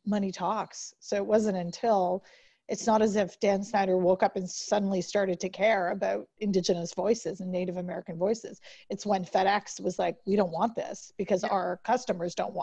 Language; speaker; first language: English; native; English